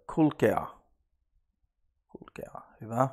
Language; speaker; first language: Finnish; non-native, learner; English